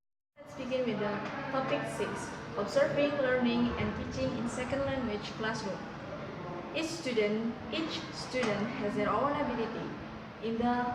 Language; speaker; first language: English; non-native, learner; Indonesian